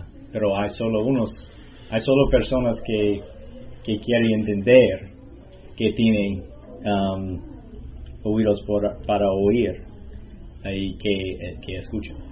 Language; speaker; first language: Spanish; non-native, learner; English